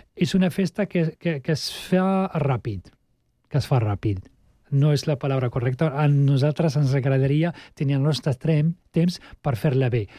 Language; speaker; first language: Catalan; non-native, fluent; Arabic